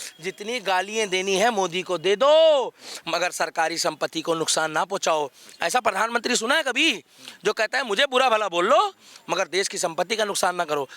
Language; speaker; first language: Hindi; native; Hindi